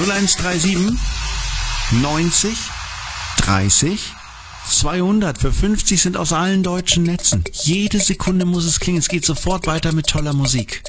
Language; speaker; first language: German; native; German